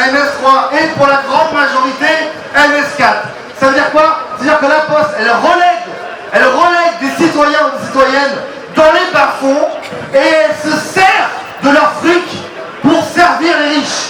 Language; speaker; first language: French; native; French